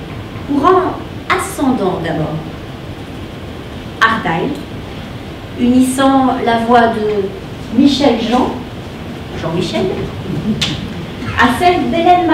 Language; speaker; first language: French; native; French